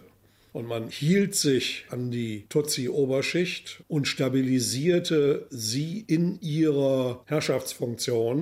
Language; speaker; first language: German; native; German